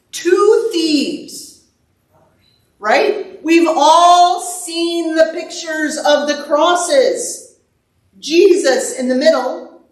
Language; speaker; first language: English; native; English